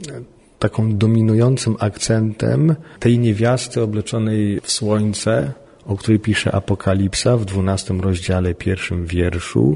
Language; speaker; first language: Polish; native; Polish